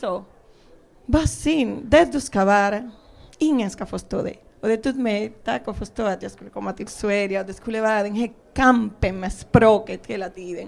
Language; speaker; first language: Swedish; non-native, fluent; Spanish